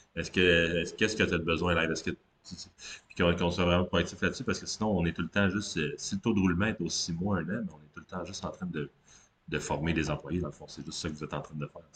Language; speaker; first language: French; native; French